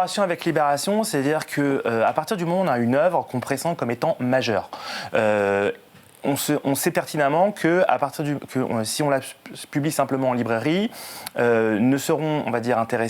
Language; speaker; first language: French; native; French